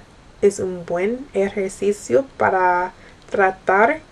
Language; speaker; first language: Spanish; non-native, learner; English